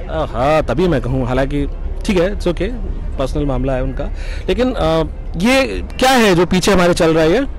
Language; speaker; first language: Hindi; native; Hindi